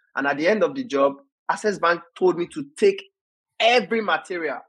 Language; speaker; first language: English; non-native, local second language; Yoruba